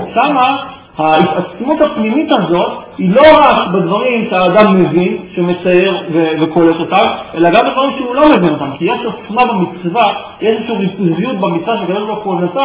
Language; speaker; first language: Hebrew; native; Hebrew